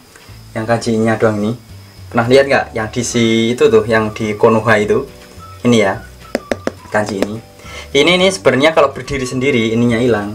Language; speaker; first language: Indonesian; native; Indonesian